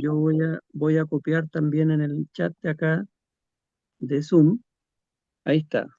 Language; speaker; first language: Spanish; native; Spanish